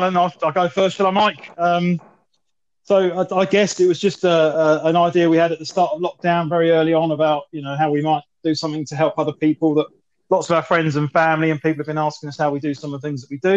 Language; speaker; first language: English; native; English